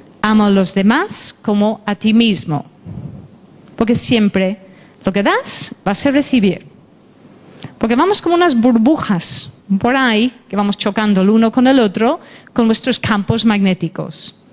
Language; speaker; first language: Spanish; non-native, fluent; English